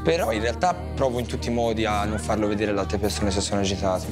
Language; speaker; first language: Italian; native; Italian